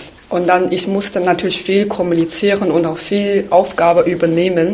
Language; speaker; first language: German; non-native, fluent; Chinese